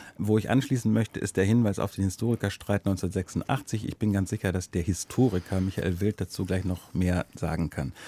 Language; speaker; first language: German; native; German